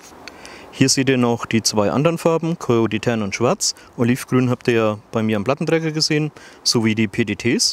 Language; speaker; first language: German; native; German